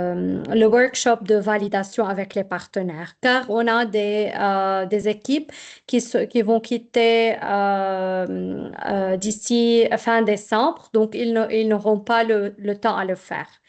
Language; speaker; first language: French; non-native, fluent; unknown